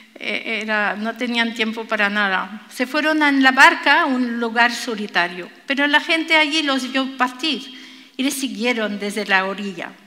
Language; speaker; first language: Spanish; non-native, fluent; French